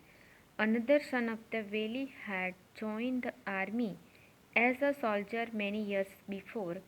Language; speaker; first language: English; non-native, local second language; Gujarati